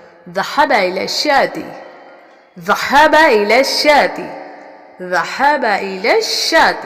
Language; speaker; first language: Arabic; non-native, fluent; Urdu